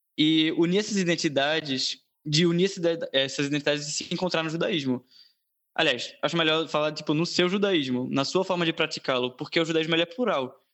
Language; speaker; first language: Portuguese; native; Portuguese